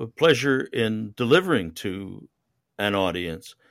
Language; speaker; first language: English; native; English